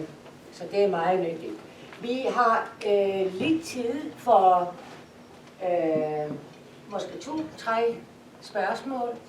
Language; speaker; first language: Danish; non-native, fluent; Icelandic